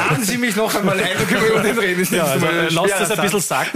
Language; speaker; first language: German; native; German